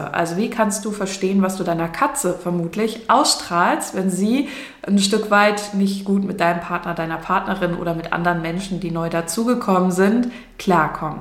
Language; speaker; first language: German; native; German